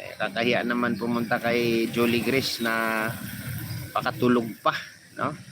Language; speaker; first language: Filipino; native; Filipino